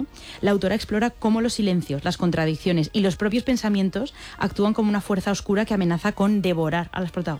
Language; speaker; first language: Spanish; native; Spanish